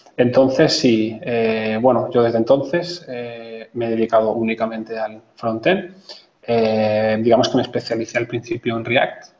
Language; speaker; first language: Spanish; native; Spanish